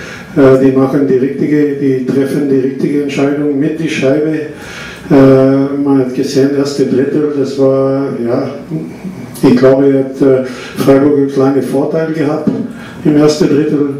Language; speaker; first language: German; non-native, fluent; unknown